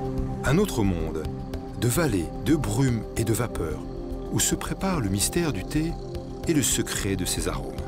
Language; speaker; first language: French; native; French